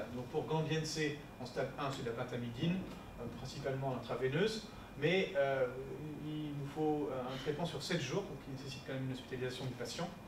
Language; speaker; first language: French; native; French